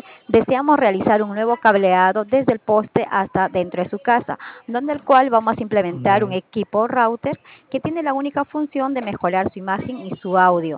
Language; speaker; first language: Spanish; native; Spanish